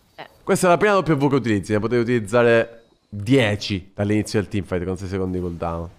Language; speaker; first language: Italian; native; Italian